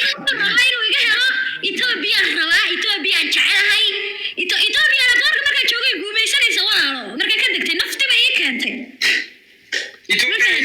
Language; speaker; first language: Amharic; non-native, learner; Somali